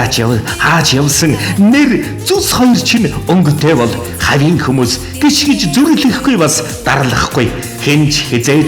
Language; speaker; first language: Mongolian; native; Mongolian